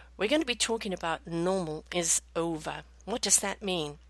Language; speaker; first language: English; native; English